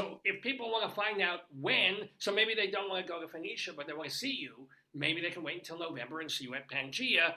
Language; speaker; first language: English; native; English